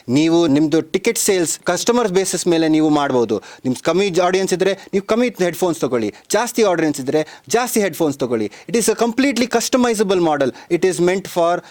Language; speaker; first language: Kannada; non-native, local second language; Marathi